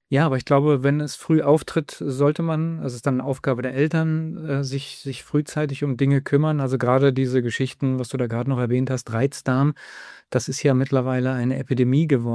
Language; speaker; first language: German; native; German